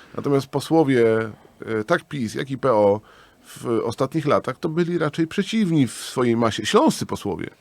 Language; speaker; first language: Polish; native; Polish